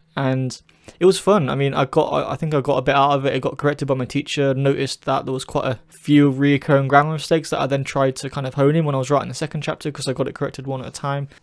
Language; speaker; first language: English; native; English